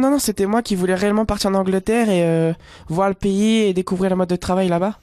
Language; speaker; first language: French; native; French